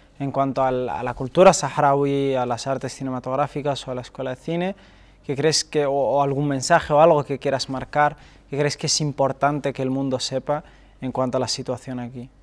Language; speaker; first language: Spanish; native; Spanish